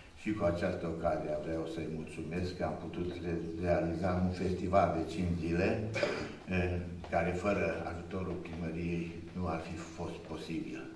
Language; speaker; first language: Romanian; non-native, local second language; Hungarian